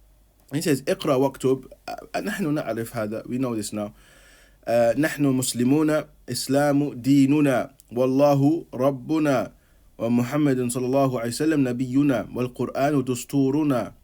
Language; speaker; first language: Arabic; non-native, fluent; English